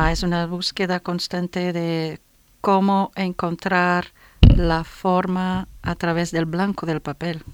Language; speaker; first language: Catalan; non-native, learner; Portuguese